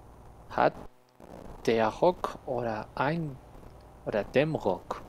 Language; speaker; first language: German; non-native, learner; Spanish